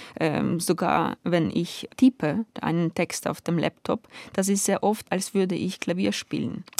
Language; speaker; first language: German; non-native, fluent; Ukrainian